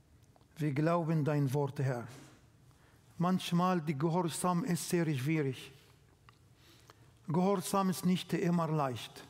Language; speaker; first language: German; non-native, learner; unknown